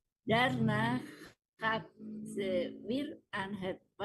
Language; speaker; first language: Dutch; non-native, learner; Indonesian